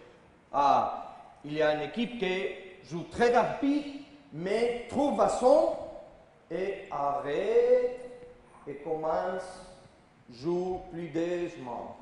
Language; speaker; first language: French; non-native, learner; Spanish